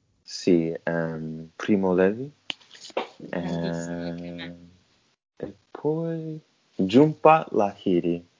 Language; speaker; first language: Italian; non-native, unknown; English